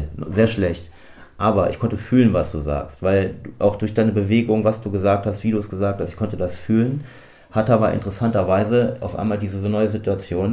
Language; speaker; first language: German; native; German